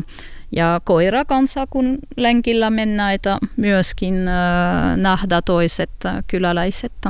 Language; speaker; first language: Finnish; non-native, learner; French